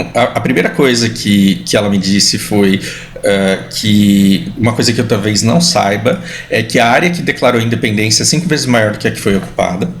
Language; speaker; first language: Portuguese; native; Portuguese